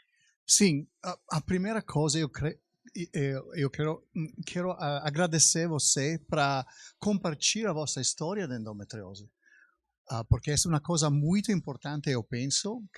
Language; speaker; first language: Portuguese; non-native, fluent; Italian